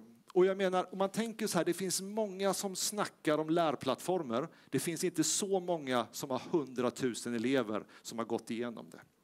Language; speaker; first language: Swedish; native; Swedish